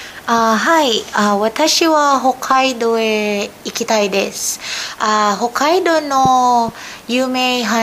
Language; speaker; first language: Japanese; non-native, learner; Filipino